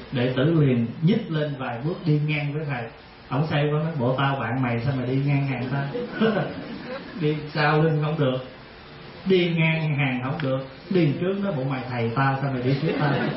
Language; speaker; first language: Vietnamese; early bilingual, heritage; Vietnamese